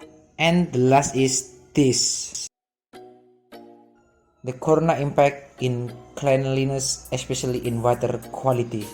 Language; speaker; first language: English; non-native, learner; Indonesian